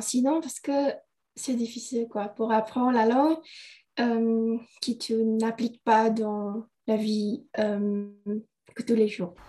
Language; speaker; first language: French; non-native, learner; Indonesian